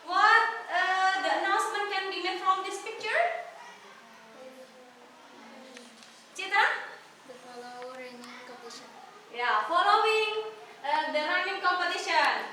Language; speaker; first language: English; non-native, fluent; Indonesian